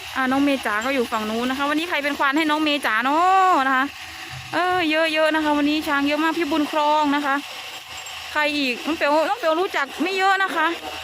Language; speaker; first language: Thai; native; Thai